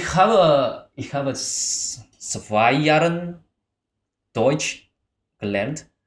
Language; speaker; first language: German; non-native, learner; Indonesian